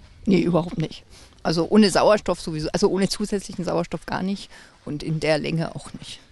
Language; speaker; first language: German; native; German